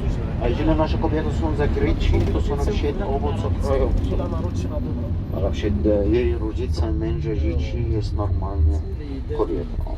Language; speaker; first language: Polish; non-native, learner; Arabic